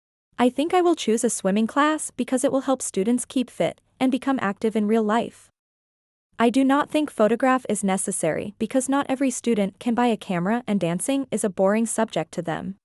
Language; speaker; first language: English; non-native, learner; Vietnamese